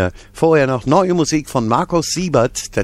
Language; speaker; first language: German; native; German